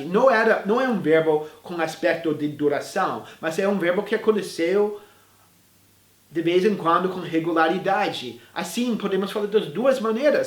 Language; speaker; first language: Portuguese; non-native, fluent; English